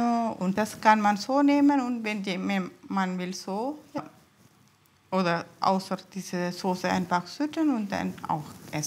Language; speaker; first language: German; non-native, learner; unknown